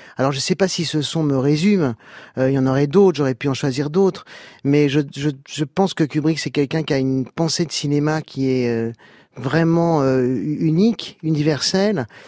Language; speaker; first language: French; native; French